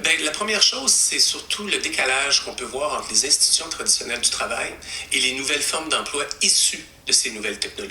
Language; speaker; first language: French; native; French